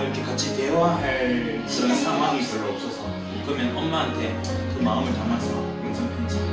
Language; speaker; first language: Korean; native; Korean